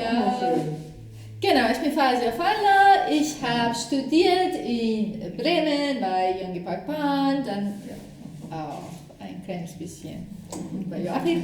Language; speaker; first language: German; non-native, fluent; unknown